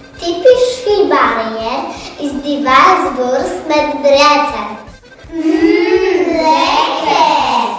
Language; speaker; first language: German; non-native, learner; Polish